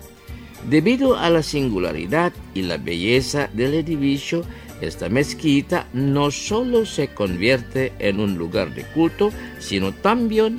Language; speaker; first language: Spanish; non-native, fluent; Indonesian